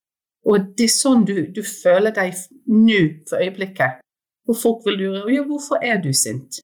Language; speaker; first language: Norwegian; non-native, fluent; English